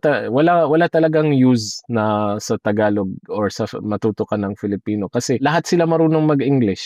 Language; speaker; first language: Filipino; non-native, fluent; Arabic